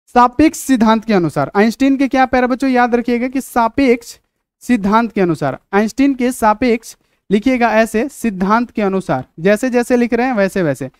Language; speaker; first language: Hindi; native; Hindi